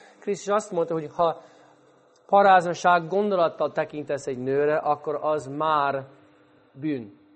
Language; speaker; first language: Hungarian; non-native, fluent; English